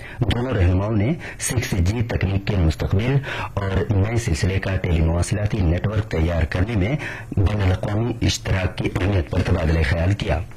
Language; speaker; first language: Urdu; native; Urdu